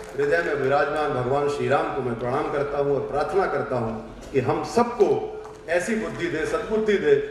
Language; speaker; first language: Hindi; native; Hindi